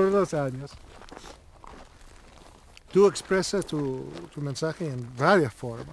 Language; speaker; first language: Spanish; non-native, learner; English